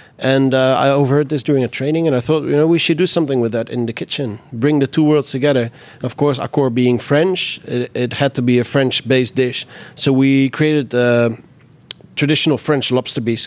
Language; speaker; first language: English; non-native, fluent; Dutch